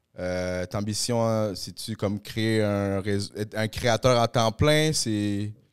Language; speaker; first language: French; early bilingual, other home language; Spanish